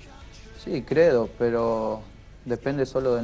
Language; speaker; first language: Italian; non-native, fluent; Spanish